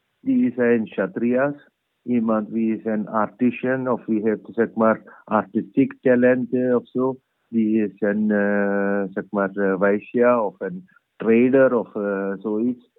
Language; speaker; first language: Dutch; non-native, fluent; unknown